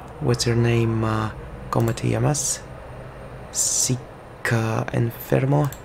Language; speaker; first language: Spanish; non-native, learner; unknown